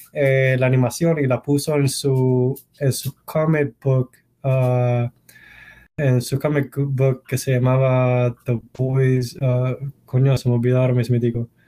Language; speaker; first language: Spanish; early bilingual, heritage; Spanish